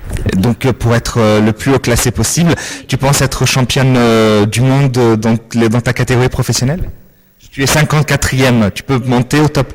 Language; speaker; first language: French; native; French